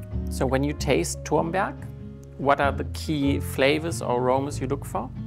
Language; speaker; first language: English; non-native, fluent; German